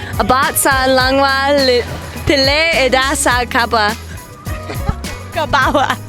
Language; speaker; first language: Cebuano; non-native, learner; English